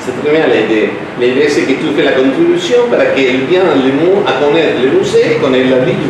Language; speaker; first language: French; non-native, learner; Spanish